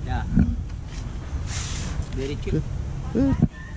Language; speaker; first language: English; non-native, learner; Filipino